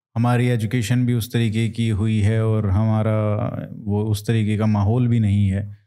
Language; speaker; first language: Hindi; native; Hindi